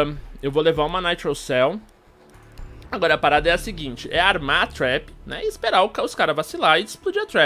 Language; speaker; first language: Portuguese; native; Portuguese